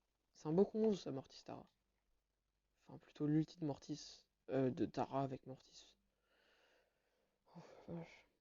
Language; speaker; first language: French; native; French